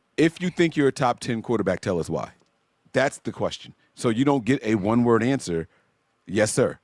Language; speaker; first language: English; native; English